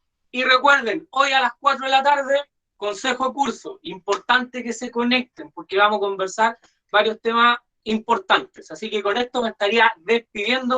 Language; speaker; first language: Spanish; native; Spanish